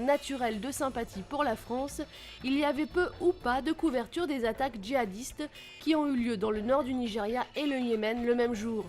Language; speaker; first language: French; native; French